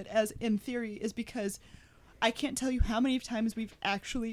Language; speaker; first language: English; native; English